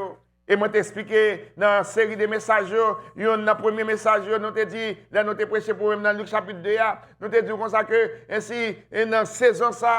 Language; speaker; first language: French; non-native, local second language; Haitian Creole